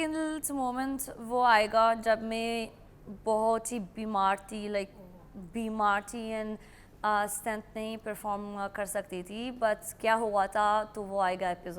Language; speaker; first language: Hindi; non-native, learner; Arabic